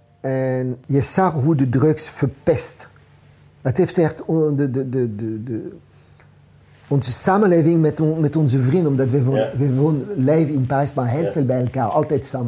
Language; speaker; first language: Dutch; non-native, fluent; French